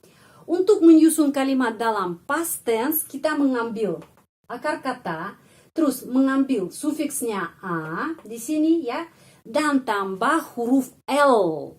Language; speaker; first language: Indonesian; non-native, fluent; Russian